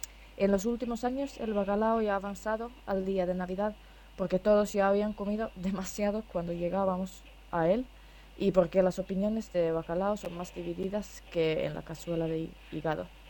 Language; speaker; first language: Spanish; non-native, fluent; Finnish